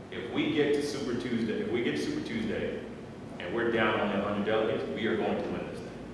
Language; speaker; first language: English; native; English